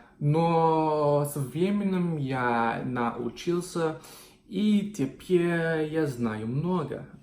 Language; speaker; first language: Russian; non-native, fluent; English